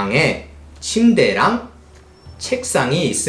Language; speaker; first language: Korean; early bilingual, heritage; Portuguese